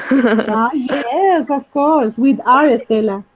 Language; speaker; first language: English; non-native, fluent; Spanish